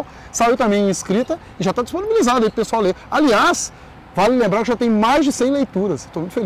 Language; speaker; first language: Portuguese; native; Portuguese